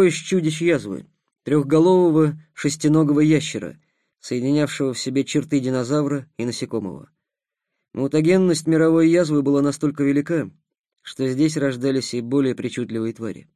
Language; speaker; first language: Russian; native; Russian